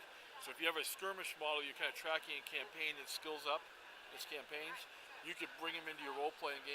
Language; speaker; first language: English; native; English